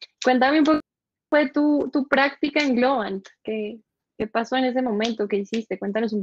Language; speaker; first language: Spanish; native; Spanish